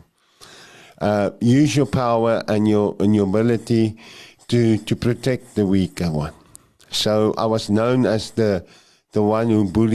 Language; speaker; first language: English; non-native, local second language; Afrikaans